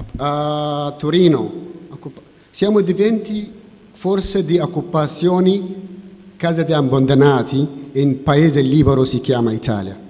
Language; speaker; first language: Italian; non-native, learner; Tigrinya